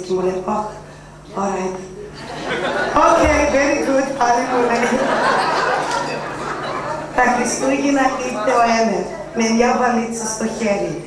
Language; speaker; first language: Greek; early bilingual, heritage; Greek